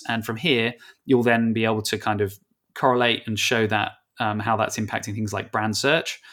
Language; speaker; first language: English; native; English